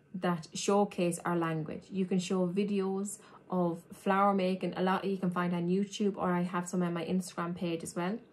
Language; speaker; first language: English; native; English